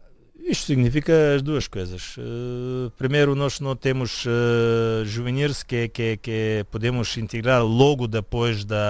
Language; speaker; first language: Portuguese; non-native, fluent; Bulgarian